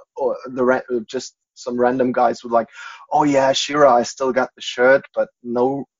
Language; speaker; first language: English; non-native, fluent; German